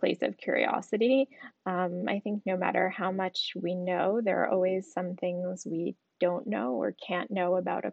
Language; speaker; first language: English; native; English